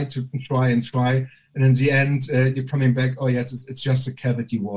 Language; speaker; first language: English; non-native, fluent; German